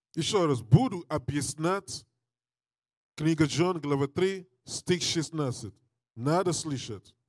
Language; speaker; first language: Russian; non-native, learner; English